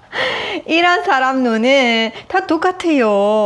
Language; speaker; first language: Korean; non-native, learner; Persian